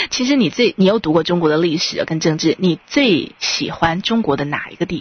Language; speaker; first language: Chinese; native; Chinese